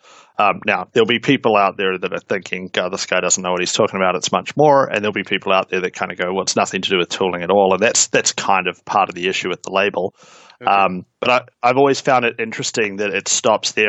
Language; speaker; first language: English; native; English